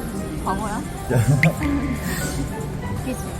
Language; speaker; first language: Korean; non-native, learner; Japanese